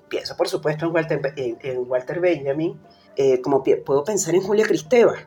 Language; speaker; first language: Spanish; native; Spanish